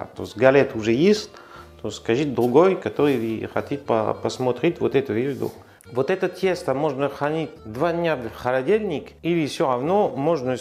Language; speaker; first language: Russian; non-native, learner; French